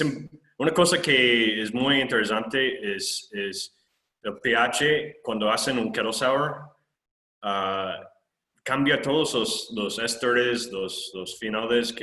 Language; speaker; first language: Spanish; non-native, fluent; English